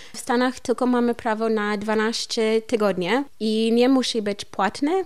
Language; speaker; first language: Polish; non-native, learner; English